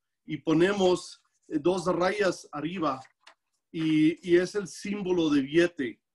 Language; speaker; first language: Spanish; non-native, local second language; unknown